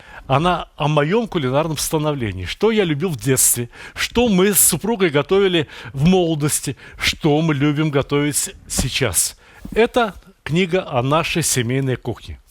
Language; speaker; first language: Russian; native; Russian